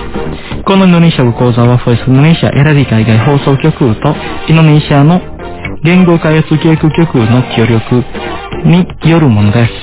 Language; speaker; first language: Japanese; non-native, fluent; Indonesian